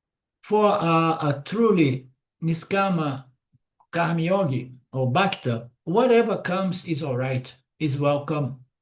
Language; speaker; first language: English; non-native, fluent; Portuguese